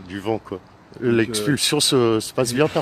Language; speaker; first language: French; native; French